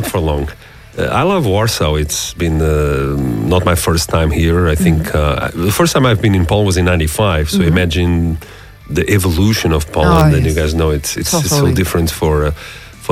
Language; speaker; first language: English; non-native, fluent; Portuguese